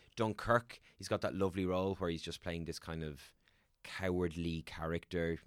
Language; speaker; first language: English; native; English